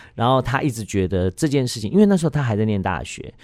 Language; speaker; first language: Chinese; non-native, local second language; Hakka Chinese